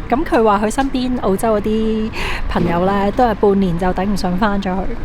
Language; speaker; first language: Cantonese; early bilingual, heritage; Cantonese